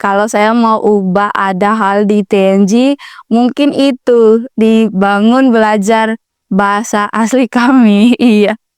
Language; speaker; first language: Indonesian; non-native, learner; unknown